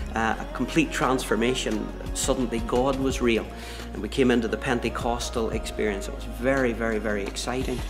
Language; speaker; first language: English; native; English